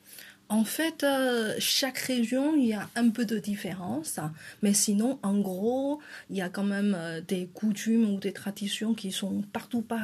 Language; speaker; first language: French; non-native, fluent; Chinese